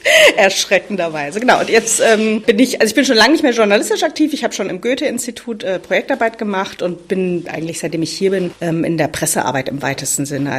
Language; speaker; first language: German; native; German